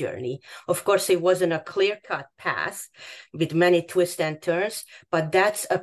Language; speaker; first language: English; non-native, fluent; Hungarian